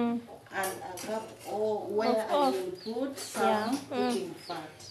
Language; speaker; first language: English; non-native, local second language; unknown